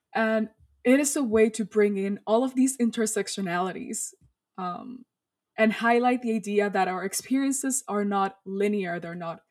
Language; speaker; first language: English; non-native, fluent; Spanish